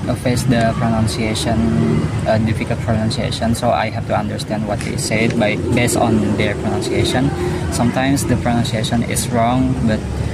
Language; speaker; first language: English; non-native, learner; Indonesian